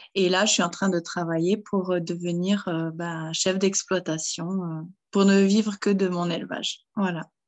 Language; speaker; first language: French; early bilingual, other home language; German